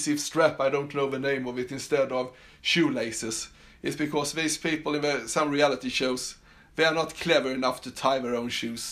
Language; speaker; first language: English; non-native, fluent; Swedish